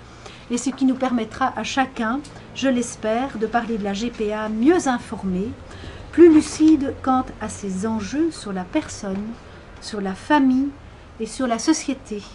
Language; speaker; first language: French; native; French